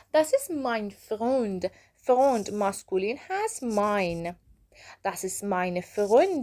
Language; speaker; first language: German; non-native, fluent; Persian